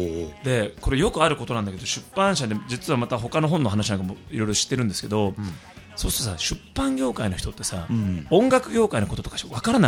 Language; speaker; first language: Japanese; native; Japanese